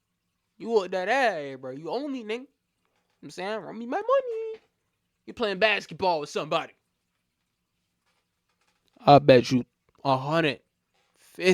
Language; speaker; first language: English; native; English